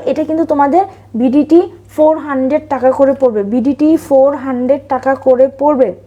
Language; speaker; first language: Bangla; native; Bangla